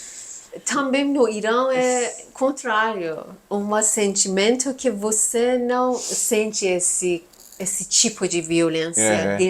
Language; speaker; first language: Portuguese; non-native, learner; Persian